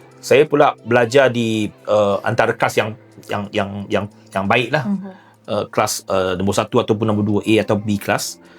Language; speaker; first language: Malay; non-native, local second language; Chinese